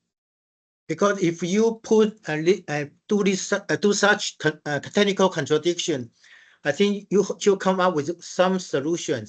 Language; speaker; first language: English; non-native, fluent; Chinese